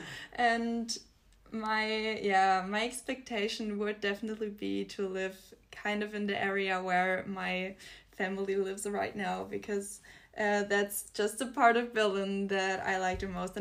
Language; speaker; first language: English; non-native, fluent; German